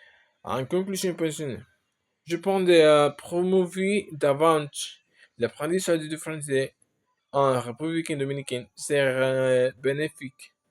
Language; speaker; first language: French; non-native, learner; Spanish